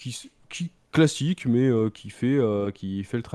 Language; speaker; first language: French; native; French